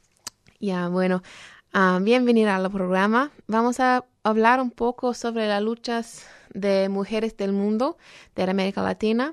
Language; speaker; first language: Spanish; non-native, fluent; English